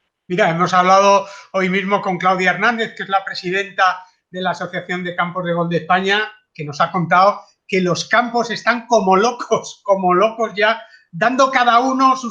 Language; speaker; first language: Spanish; native; Spanish